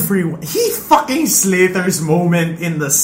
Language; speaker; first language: English; non-native, local second language; Filipino